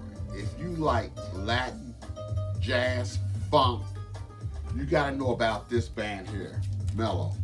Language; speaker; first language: English; native; English